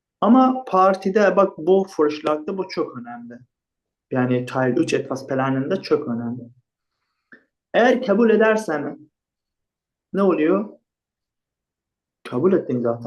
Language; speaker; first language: Turkish; non-native, fluent; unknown